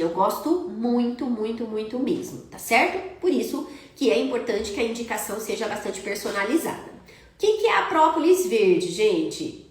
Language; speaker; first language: Portuguese; native; Portuguese